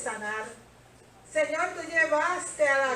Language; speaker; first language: Spanish; native; Spanish